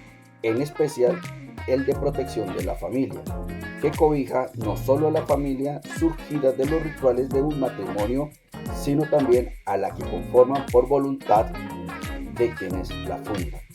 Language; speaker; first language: Spanish; native; Spanish